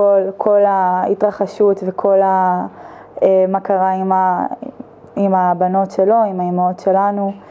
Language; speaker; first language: Hebrew; early bilingual, other home language; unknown